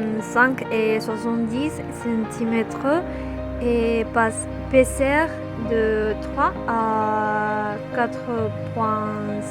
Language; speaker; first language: French; non-native, learner; Spanish